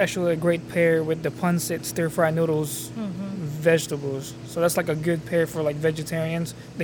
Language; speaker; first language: English; non-native, local second language; Filipino